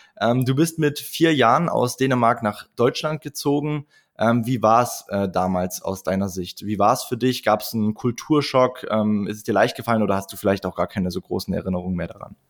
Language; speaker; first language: German; native; German